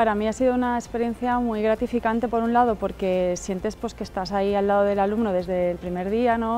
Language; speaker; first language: Spanish; native; Spanish